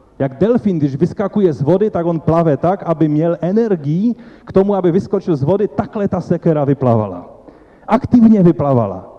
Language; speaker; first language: Czech; non-native, local second language; Polish